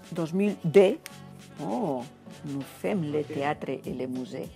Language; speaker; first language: French; non-native, learner; Catalan